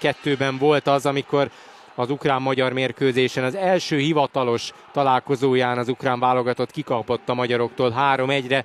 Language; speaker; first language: Hungarian; native; Hungarian